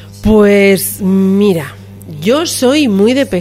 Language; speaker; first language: Spanish; native; Spanish